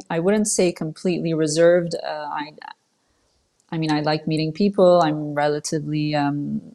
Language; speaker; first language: English; non-native, fluent; French